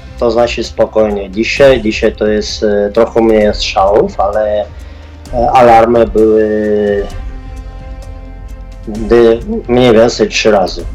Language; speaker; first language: Polish; non-native, fluent; Ukrainian